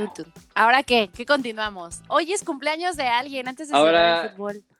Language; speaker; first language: Spanish; native; Spanish